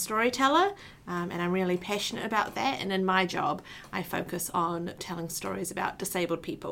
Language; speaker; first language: English; native; English